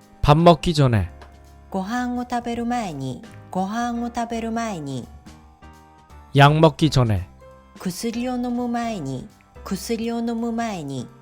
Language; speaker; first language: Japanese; non-native, fluent; Korean